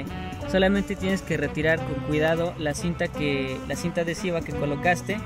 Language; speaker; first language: Spanish; native; Spanish